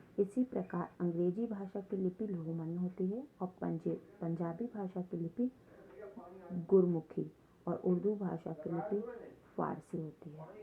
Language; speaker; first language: Hindi; native; Hindi